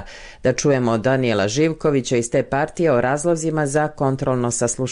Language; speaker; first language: Croatian; native; Croatian